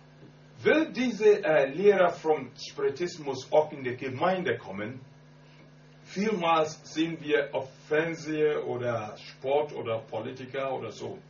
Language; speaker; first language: German; non-native, learner; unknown